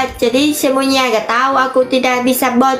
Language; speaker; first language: Indonesian; non-native, learner; Vietnamese